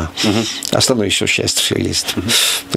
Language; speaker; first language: Russian; non-native, learner; Italian